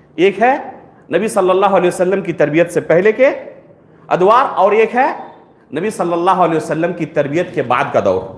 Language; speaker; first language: Urdu; native; Urdu